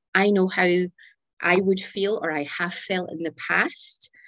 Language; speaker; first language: English; native; English